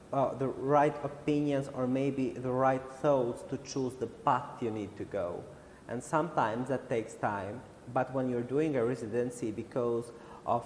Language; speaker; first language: English; non-native, fluent; Albanian